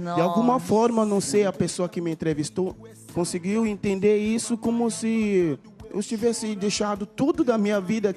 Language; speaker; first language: Portuguese; non-native, fluent; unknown